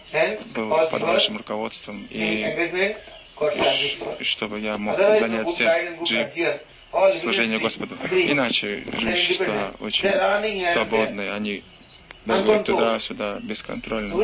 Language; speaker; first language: Russian; non-native, learner; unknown